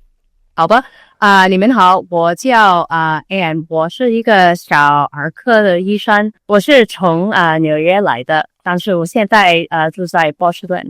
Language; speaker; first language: Chinese; non-native, learner; Cantonese